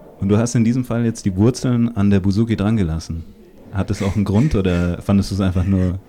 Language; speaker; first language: German; native; German